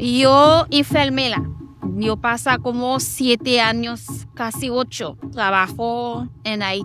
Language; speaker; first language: Spanish; non-native, learner; Haitian Creole